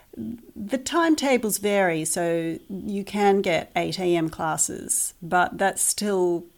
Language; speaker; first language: English; native; English